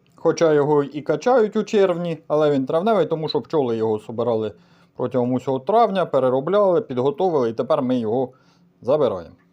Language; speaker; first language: Ukrainian; native; Ukrainian